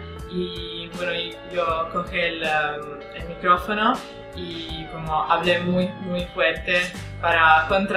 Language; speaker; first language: Spanish; non-native, fluent; Italian